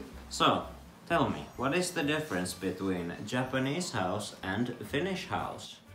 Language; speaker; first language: English; non-native, fluent; Finnish